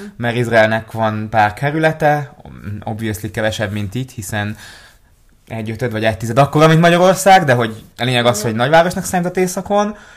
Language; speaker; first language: Hungarian; early bilingual, other home language; Hebrew